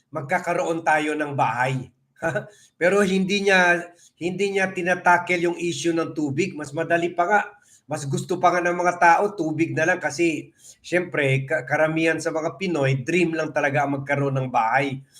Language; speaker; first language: Filipino; native; Filipino